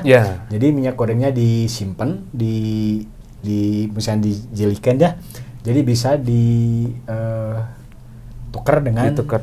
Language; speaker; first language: Indonesian; non-native, local second language; Sundanese